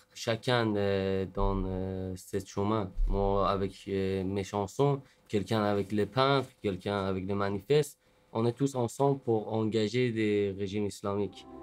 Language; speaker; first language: French; non-native, learner; Persian